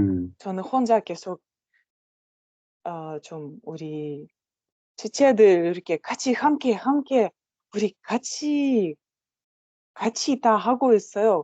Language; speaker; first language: Korean; non-native, learner; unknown